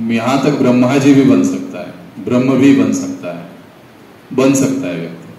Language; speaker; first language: Hindi; non-native, local second language; Marathi